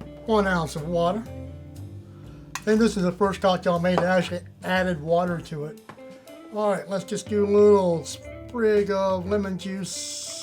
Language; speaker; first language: English; native; English